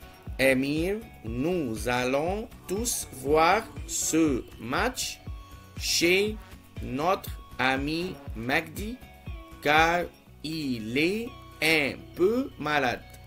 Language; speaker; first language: French; non-native, fluent; Arabic